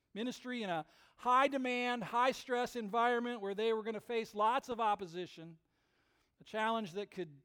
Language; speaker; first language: English; native; English